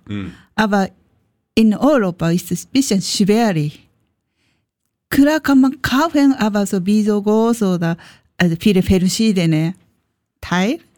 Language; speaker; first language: German; non-native, learner; Japanese